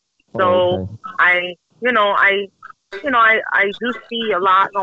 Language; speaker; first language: English; native; English